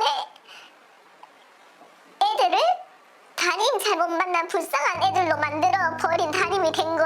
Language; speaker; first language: Korean; native; Korean